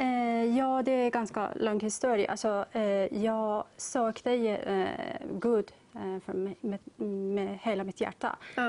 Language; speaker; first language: Swedish; non-native, learner; Persian